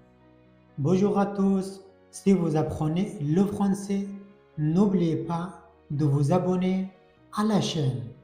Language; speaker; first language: French; non-native, fluent; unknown